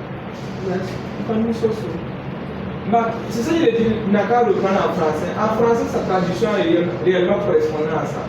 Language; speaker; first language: French; non-native, fluent; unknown